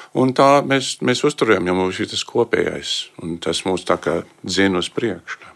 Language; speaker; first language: Latvian; early bilingual, heritage; Latvian